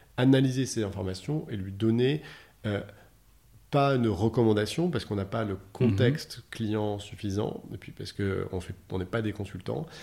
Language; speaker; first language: French; native; French